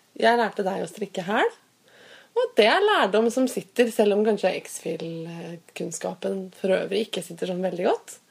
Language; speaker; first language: Norwegian; native; Norwegian